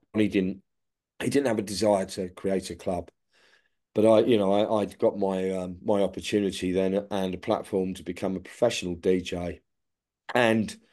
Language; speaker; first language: English; native; English